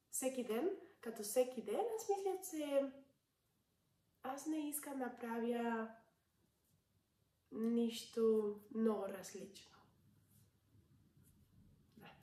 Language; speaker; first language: Bulgarian; non-native, learner; English